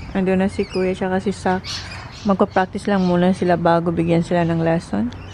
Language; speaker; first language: Filipino; non-native, local second language; Bikol